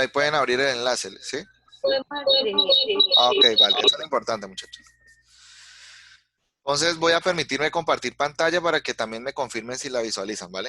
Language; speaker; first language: Spanish; native; Spanish